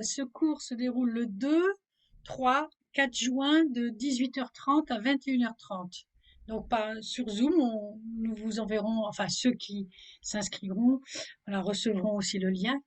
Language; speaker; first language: French; native; French